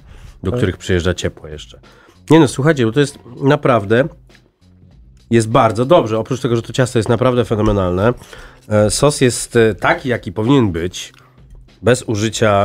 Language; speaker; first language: Polish; native; Polish